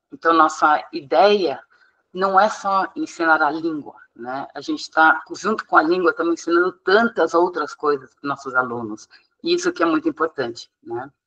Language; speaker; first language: Portuguese; non-native, fluent; English